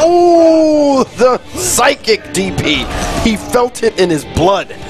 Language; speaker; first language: English; native; English